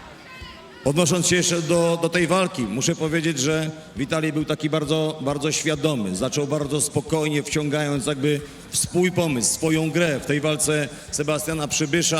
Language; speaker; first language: Polish; native; Polish